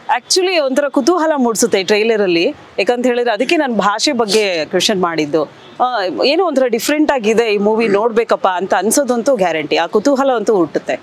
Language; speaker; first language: Kannada; native; Kannada